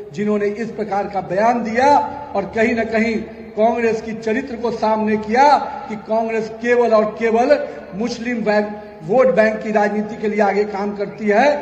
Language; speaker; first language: Hindi; native; Hindi